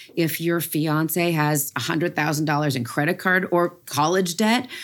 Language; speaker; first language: English; native; English